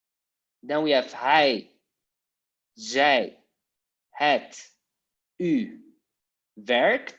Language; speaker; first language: Dutch; non-native, fluent; Polish